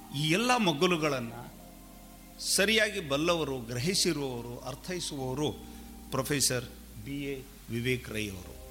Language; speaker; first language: Kannada; native; Kannada